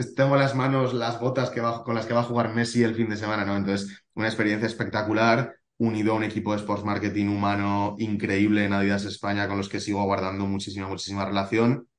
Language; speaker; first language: Spanish; native; Spanish